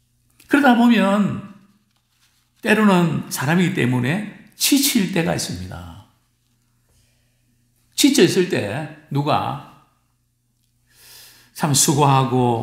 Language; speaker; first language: Korean; native; Korean